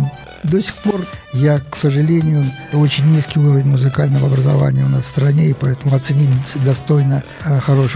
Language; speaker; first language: Russian; native; Russian